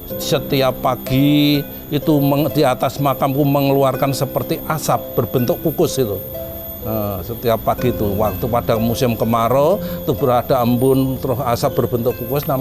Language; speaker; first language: Indonesian; non-native, local second language; Javanese